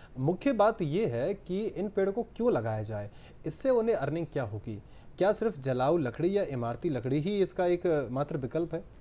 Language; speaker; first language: Hindi; native; Hindi